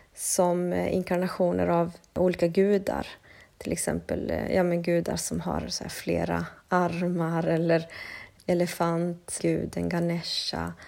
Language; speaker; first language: Swedish; early bilingual, other home language; Spanish